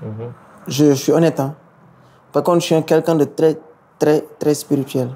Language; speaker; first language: French; non-native, local second language; Wolof